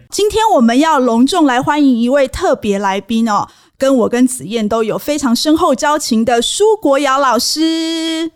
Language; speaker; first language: Chinese; native; Chinese